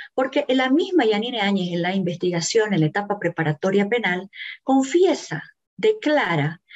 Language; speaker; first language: Spanish; native; Spanish